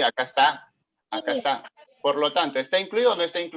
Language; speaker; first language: Spanish; native; Spanish